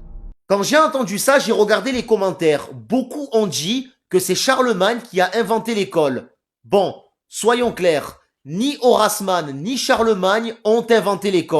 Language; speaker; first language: French; native; French